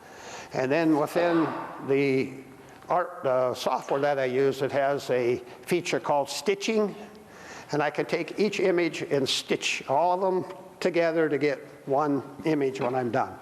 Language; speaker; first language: English; native; English